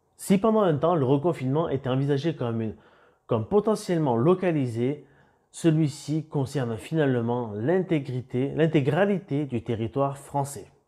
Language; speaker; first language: French; native; French